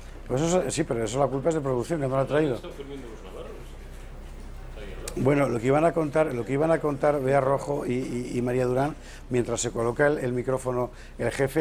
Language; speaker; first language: Spanish; native; Spanish